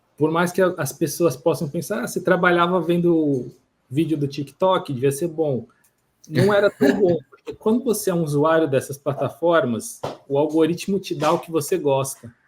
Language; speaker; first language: Portuguese; native; Portuguese